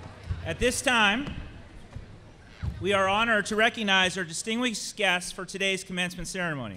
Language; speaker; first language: English; native; English